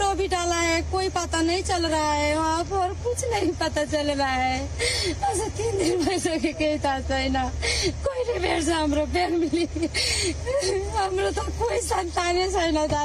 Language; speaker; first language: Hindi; non-native, learner; Nepali